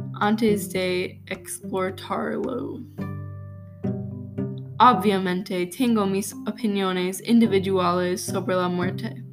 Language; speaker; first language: Spanish; non-native, learner; English